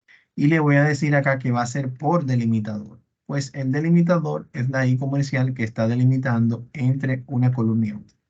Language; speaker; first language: Spanish; native; Spanish